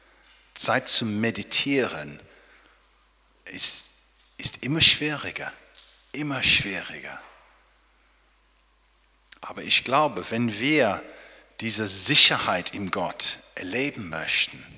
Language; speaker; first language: German; non-native, fluent; English